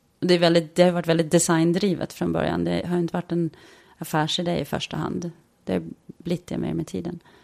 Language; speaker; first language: Swedish; native; Swedish